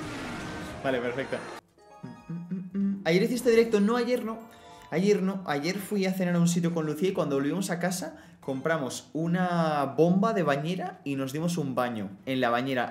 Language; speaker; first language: Spanish; native; Spanish